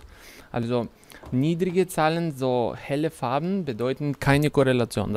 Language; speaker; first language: German; non-native, fluent; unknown